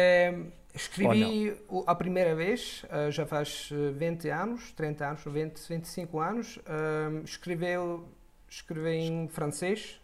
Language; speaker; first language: Portuguese; non-native, learner; Italian